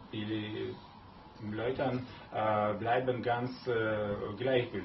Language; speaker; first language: German; non-native, learner; Lithuanian